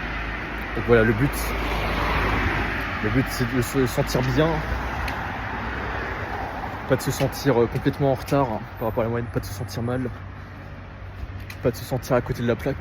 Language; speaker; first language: French; native; French